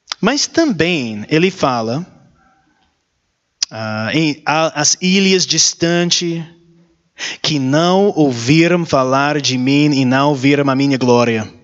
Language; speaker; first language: Portuguese; non-native, learner; English